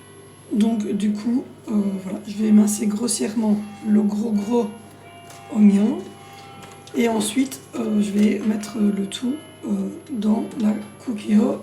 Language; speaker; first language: French; native; French